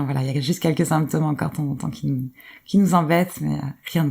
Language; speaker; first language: French; native; French